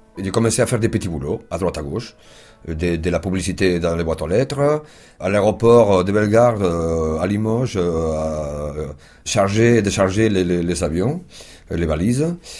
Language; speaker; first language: French; non-native, fluent; Spanish